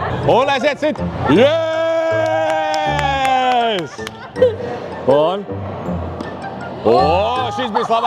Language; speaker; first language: Latvian; native; Latvian